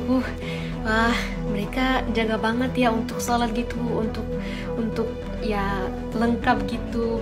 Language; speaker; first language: Indonesian; non-native, fluent; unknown